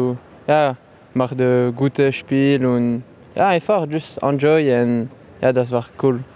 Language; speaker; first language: German; non-native, learner; French